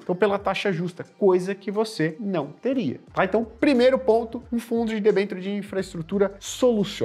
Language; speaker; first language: Portuguese; native; Portuguese